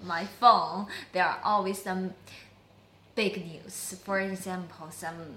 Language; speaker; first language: English; non-native, learner; Chinese